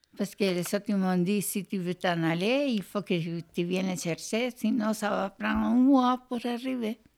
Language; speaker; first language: French; non-native, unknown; Spanish